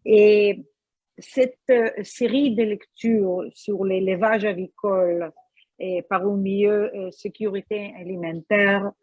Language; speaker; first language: French; non-native, fluent; Hebrew